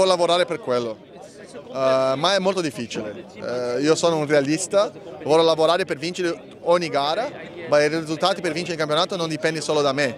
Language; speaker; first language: Italian; non-native, learner; Portuguese